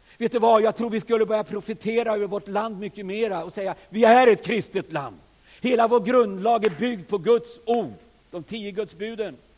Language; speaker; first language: Swedish; native; Swedish